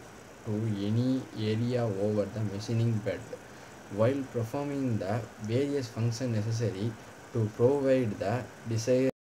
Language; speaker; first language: English; non-native, local second language; Tamil